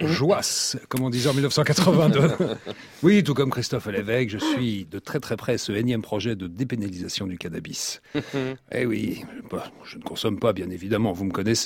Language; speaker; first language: French; native; French